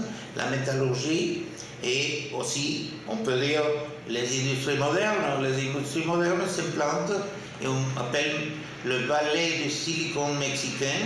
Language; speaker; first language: French; non-native, fluent; Spanish